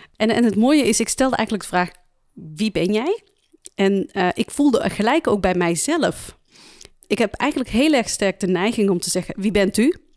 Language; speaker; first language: Dutch; early bilingual, other home language; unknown